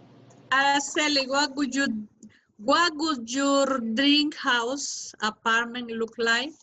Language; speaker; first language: English; non-native, learner; Spanish